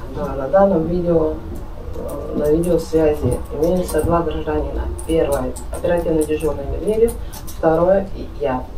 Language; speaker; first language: Russian; native; Russian